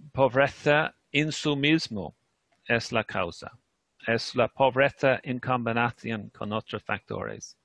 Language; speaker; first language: Spanish; non-native, fluent; English